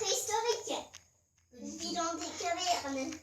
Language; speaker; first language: French; native; French